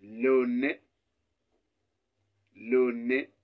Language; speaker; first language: French; non-native, fluent; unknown